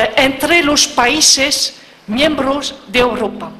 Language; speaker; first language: Spanish; non-native, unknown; French